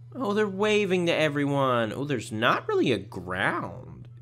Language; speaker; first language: English; native; English